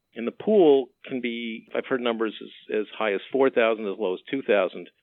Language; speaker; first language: English; native; English